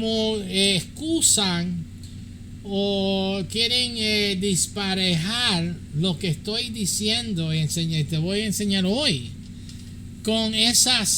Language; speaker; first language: Spanish; early bilingual, heritage; English